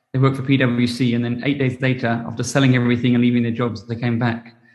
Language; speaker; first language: English; native; English